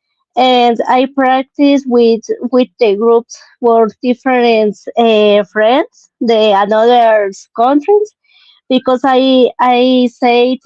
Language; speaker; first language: English; non-native, learner; Spanish